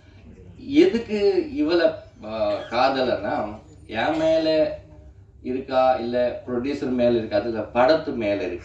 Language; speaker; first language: Tamil; non-native, learner; Telugu